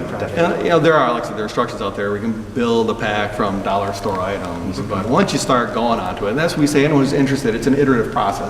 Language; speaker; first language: English; native; English